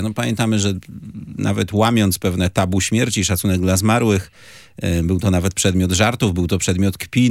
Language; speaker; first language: Polish; native; Polish